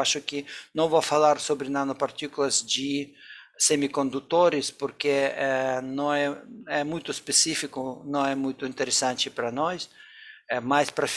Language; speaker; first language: Portuguese; non-native, fluent; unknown